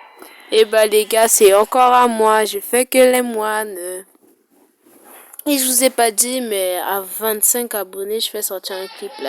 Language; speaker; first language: French; native; French